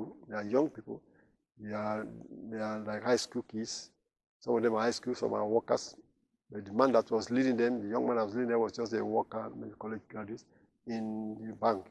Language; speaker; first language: English; non-native, local second language; Yoruba